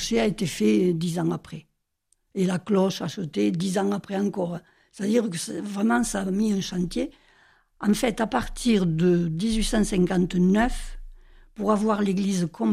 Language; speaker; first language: French; native; French